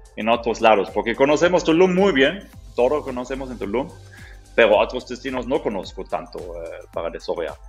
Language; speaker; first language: Spanish; non-native, fluent; German